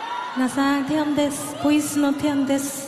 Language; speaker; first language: Japanese; non-native, learner; Korean